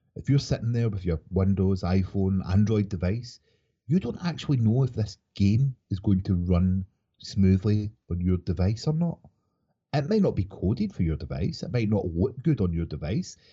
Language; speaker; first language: English; native; English